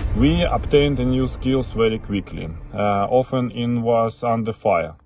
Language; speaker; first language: English; non-native, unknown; Ukrainian